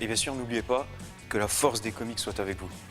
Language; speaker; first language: French; native; French